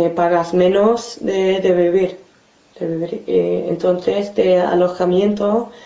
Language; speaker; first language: Spanish; non-native, fluent; English